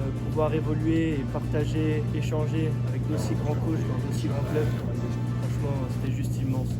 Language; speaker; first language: French; native; French